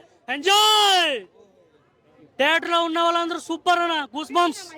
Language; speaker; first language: Telugu; native; Telugu